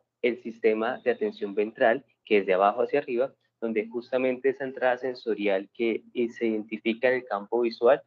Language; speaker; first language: Spanish; native; Spanish